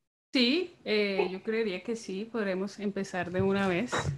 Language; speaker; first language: Spanish; native; Spanish